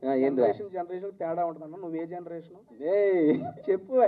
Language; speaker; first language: Telugu; native; Telugu